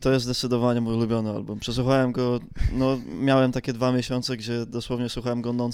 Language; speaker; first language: Polish; native; Polish